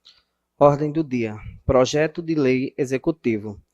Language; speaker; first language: Portuguese; native; Portuguese